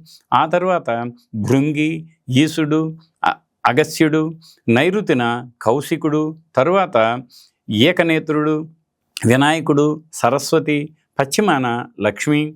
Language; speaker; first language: Telugu; native; Telugu